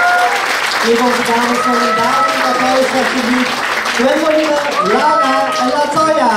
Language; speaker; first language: Dutch; native; Dutch